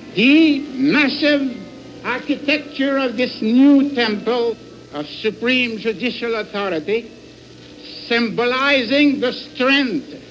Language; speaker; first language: English; non-native, local second language; French